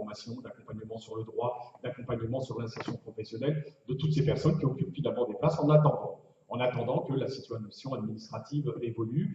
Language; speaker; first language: French; native; French